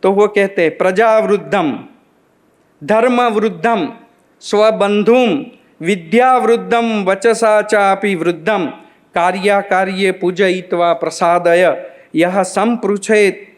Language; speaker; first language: Hindi; non-native, local second language; Gujarati